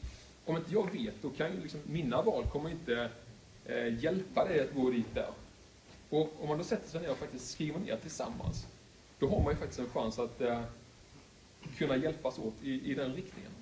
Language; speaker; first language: Swedish; native; Swedish